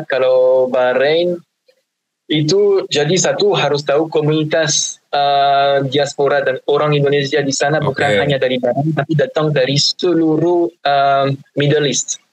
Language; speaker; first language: Indonesian; non-native, fluent; French